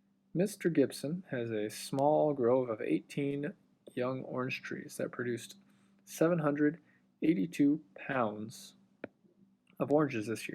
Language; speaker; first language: English; native; English